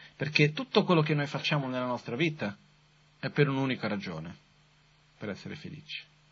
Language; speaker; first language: Italian; non-native, fluent; Portuguese